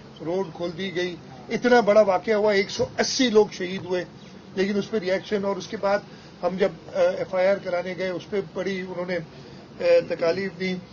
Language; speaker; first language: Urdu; non-native, local second language; Sindhi